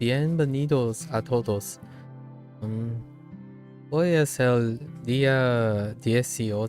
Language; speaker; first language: Spanish; non-native, learner; English